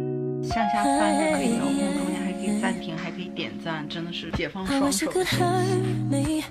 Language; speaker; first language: Chinese; native; Chinese